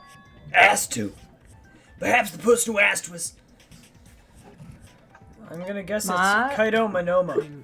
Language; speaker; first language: English; native; English